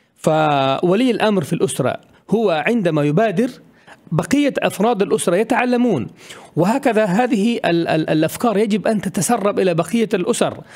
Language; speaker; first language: Arabic; non-native, fluent; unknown